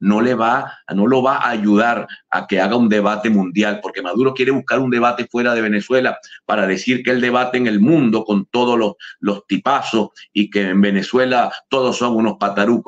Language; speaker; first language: Spanish; native; Spanish